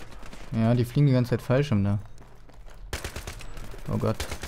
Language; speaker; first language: German; native; German